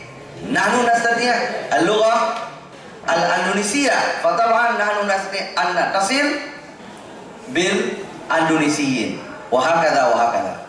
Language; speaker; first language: Arabic; non-native, fluent; Indonesian